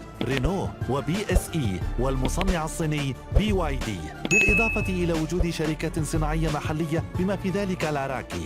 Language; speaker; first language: Arabic; native; Arabic